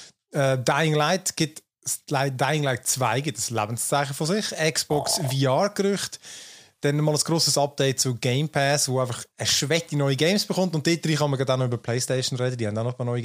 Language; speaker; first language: German; native; German